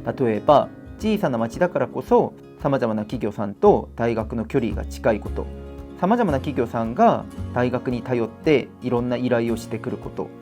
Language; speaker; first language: Japanese; non-native, fluent; Korean